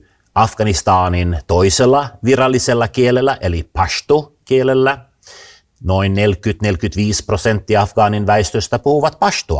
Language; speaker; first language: Finnish; early bilingual, heritage; Finnish